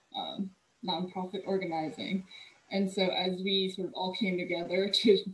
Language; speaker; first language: English; native; English